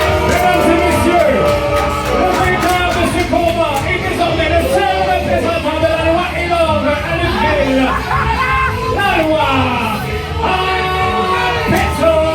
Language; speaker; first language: French; native; French